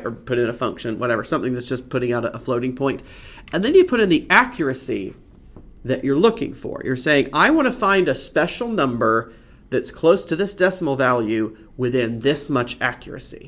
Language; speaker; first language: English; native; English